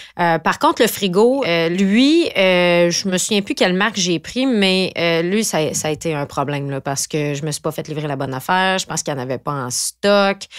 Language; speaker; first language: French; native; French